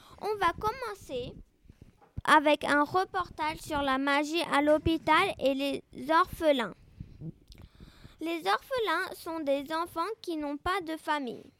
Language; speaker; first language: French; non-native, learner; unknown